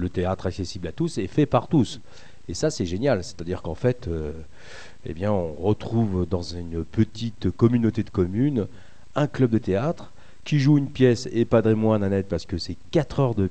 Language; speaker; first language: French; native; French